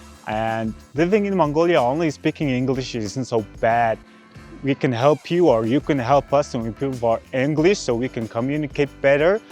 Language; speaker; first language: English; non-native, learner; Mongolian